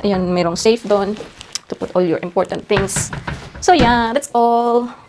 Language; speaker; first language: English; non-native, local second language; Filipino